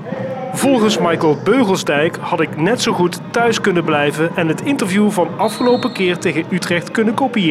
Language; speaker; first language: Dutch; native; Dutch